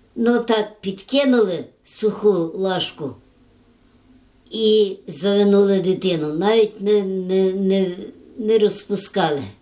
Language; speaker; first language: Ukrainian; native; Ukrainian